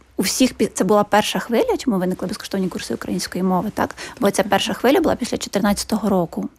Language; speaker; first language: Ukrainian; native; Ukrainian